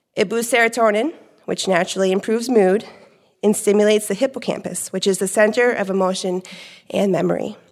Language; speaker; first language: English; native; English